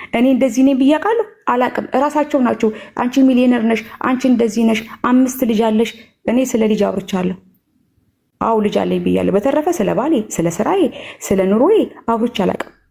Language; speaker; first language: Amharic; native; Amharic